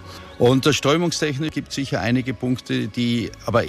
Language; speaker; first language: German; native; German